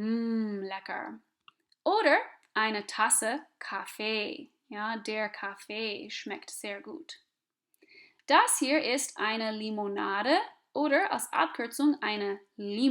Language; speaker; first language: German; non-native, fluent; English